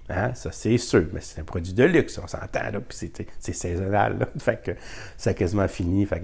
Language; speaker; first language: French; native; French